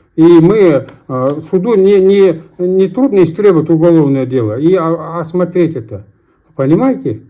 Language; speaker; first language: Russian; non-native, local second language; Kazakh